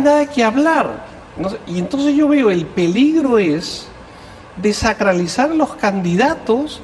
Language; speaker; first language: Spanish; native; Spanish